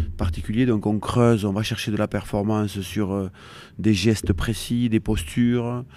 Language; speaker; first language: French; native; French